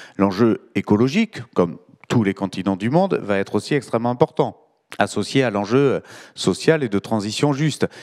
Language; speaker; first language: French; native; French